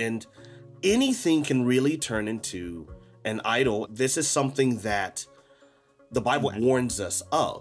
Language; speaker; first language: English; native; English